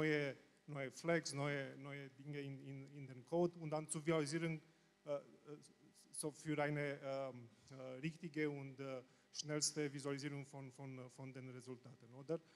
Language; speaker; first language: German; non-native, learner; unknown